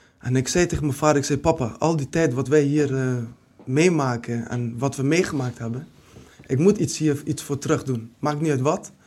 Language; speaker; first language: Dutch; early bilingual, other home language; Kurdish